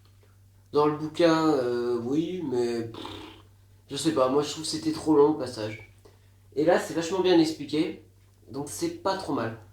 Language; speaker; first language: French; native; French